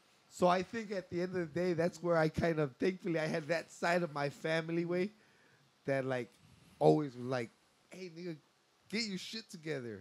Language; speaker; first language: English; early bilingual, other home language; Spanish